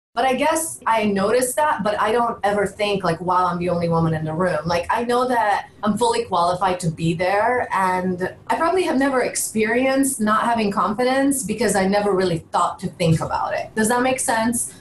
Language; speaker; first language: English; early bilingual, other home language; Bulgarian